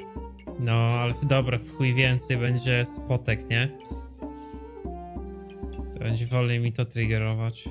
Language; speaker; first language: Polish; native; Polish